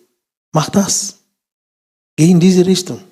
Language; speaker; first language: German; non-native, fluent; Portuguese